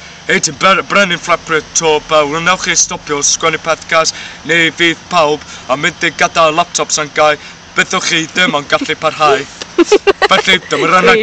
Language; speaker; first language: Welsh; non-native, learner; English